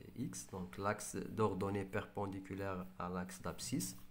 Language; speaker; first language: French; non-native, local second language; Arabic